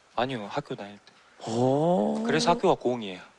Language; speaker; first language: Korean; native; Korean